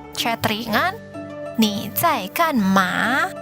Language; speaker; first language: Chinese; non-native, fluent; Indonesian